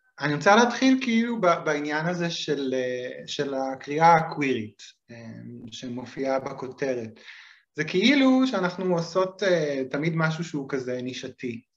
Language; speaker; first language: Hebrew; native; Hebrew